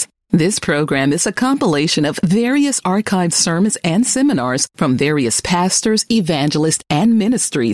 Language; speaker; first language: English; native; English